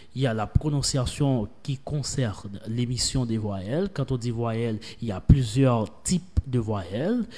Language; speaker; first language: French; non-native, local second language; Haitian Creole